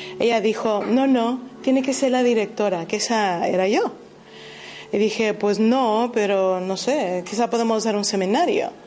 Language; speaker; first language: Spanish; early bilingual, heritage; Spanish